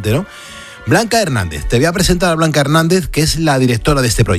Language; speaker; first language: Spanish; native; Spanish